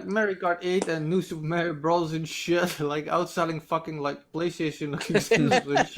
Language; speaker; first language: English; native; English